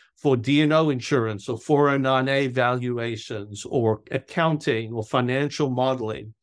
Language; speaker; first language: English; native; English